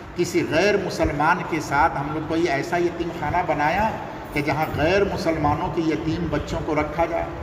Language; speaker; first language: Urdu; non-native, local second language; Bangla